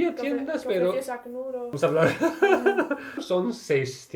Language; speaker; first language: Spanish; non-native, learner; Arabic